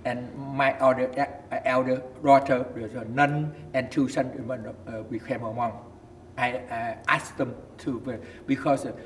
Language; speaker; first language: English; non-native, learner; Vietnamese